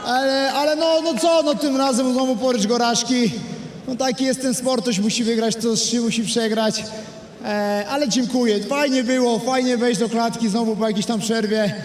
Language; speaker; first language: Polish; native; Polish